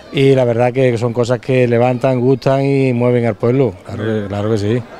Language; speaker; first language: Spanish; native; Spanish